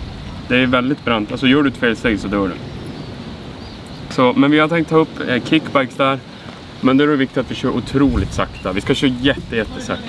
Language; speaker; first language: Swedish; native; Swedish